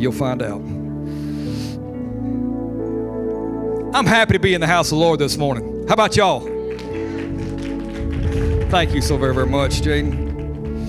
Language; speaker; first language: English; native; English